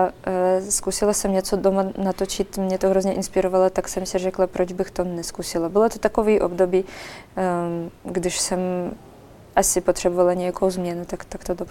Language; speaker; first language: Czech; non-native, fluent; Russian